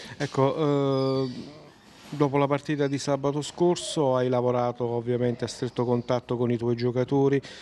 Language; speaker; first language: Italian; native; Italian